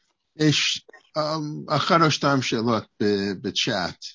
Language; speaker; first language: Hebrew; non-native, fluent; English